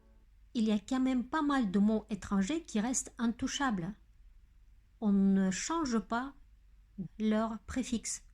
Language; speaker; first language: French; non-native, fluent; Russian